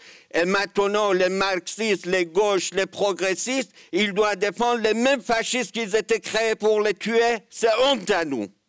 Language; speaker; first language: French; non-native, fluent; Kurdish